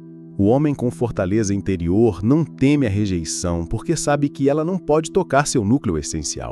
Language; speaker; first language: Portuguese; native; Portuguese